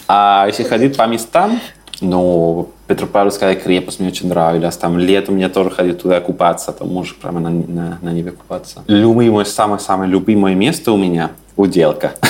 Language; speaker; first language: Russian; non-native, fluent; Spanish